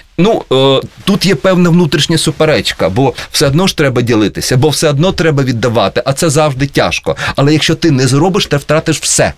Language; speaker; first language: Ukrainian; native; Ukrainian